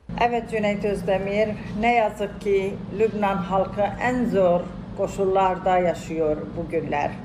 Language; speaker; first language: Turkish; non-native, fluent; Arabic